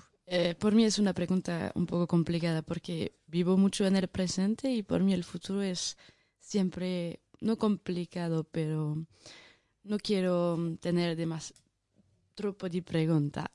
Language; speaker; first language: Italian; non-native, learner; French